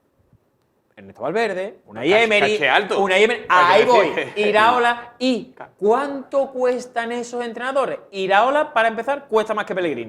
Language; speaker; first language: Spanish; native; Spanish